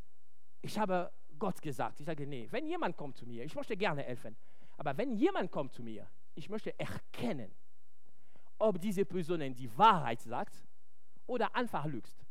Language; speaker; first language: German; non-native, fluent; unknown